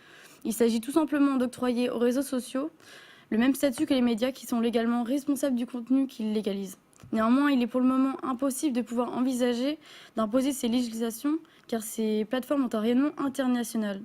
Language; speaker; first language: French; native; French